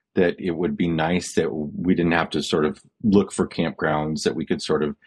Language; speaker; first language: English; native; English